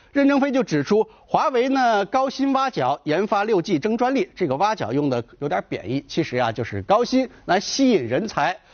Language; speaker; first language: Chinese; native; Chinese